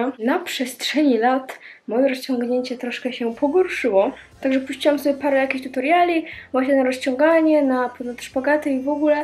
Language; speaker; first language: Polish; native; Polish